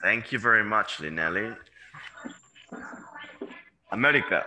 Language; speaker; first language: English; non-native, fluent; Spanish